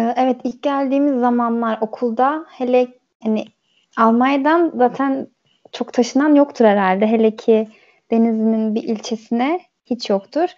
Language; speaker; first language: Turkish; early bilingual, heritage; Turkish